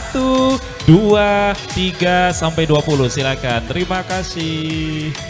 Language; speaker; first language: Indonesian; native; Indonesian